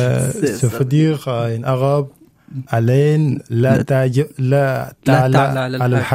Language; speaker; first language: French; non-native, learner; Arabic